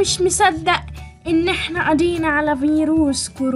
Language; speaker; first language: Arabic; native; Arabic